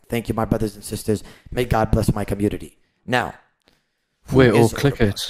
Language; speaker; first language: English; native; English